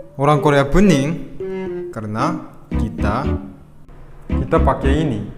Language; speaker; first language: Indonesian; early bilingual, other home language; Korean